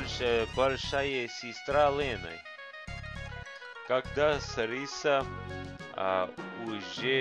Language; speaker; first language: Russian; non-native, learner; English